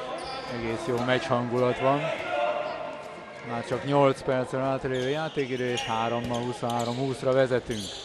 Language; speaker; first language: Hungarian; native; Hungarian